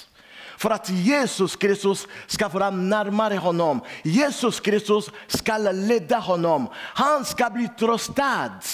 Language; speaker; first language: Swedish; non-native, learner; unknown